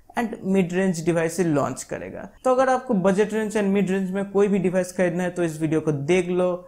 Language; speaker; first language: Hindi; non-native, local second language; Bangla